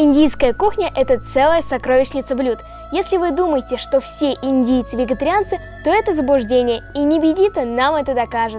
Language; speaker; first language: Russian; native; Russian